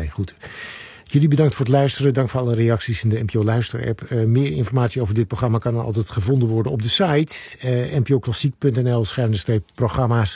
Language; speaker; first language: Dutch; native; Dutch